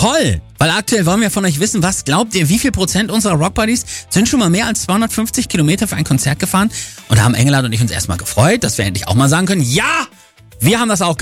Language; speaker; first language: German; native; German